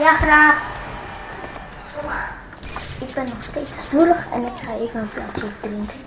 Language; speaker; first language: Dutch; non-native, learner; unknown